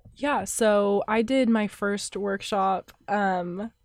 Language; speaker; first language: English; native; English